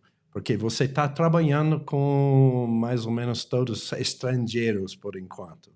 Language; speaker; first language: Portuguese; non-native, fluent; English